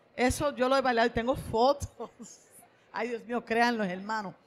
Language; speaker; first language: Spanish; native; Spanish